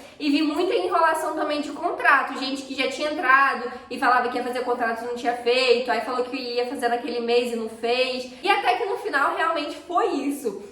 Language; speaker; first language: Portuguese; native; Portuguese